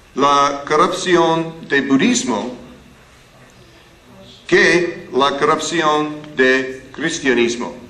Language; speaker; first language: Spanish; non-native, learner; English